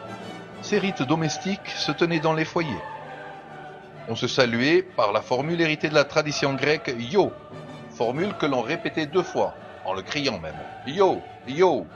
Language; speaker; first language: French; native; French